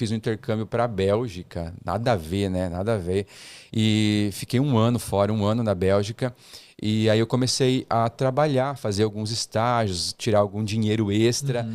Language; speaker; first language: Portuguese; early bilingual, heritage; Portuguese